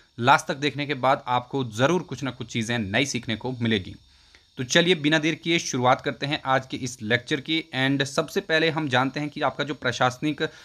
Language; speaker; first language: Hindi; native; Hindi